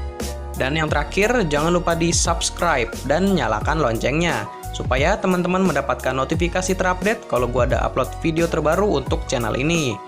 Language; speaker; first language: Indonesian; native; Indonesian